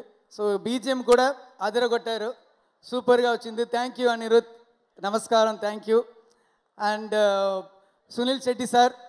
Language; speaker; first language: Telugu; non-native, learner; Tamil